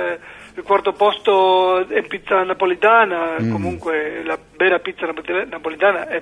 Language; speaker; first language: Italian; non-native, learner; Spanish